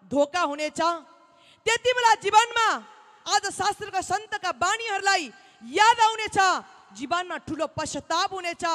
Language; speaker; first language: Nepali; native; Nepali